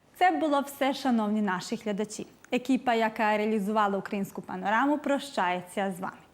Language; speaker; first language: Ukrainian; early bilingual, heritage; Ukrainian